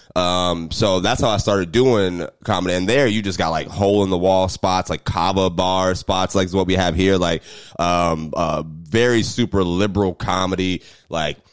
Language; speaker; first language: English; native; English